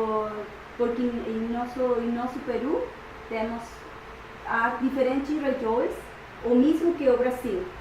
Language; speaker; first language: Portuguese; non-native, fluent; Spanish